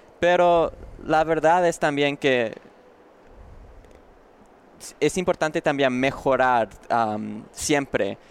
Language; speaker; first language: Spanish; non-native, learner; English